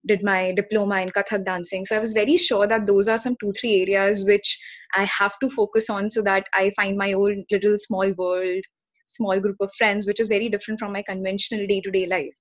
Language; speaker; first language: English; non-native, local second language; Hindi